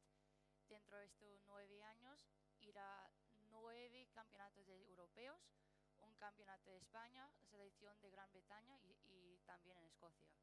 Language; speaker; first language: Spanish; non-native, learner; English